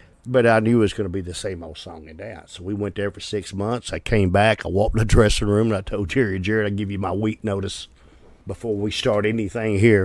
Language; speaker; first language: English; native; English